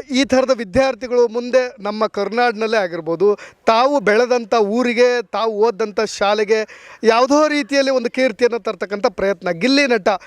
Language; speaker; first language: Kannada; native; Kannada